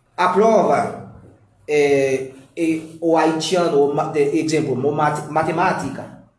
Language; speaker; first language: Portuguese; non-native, learner; Haitian Creole